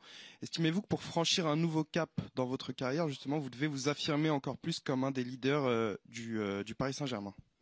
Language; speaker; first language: French; native; French